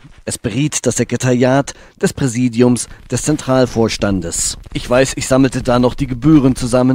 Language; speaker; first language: German; native; German